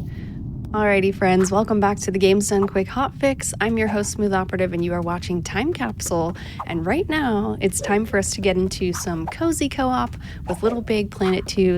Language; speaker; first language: English; native; English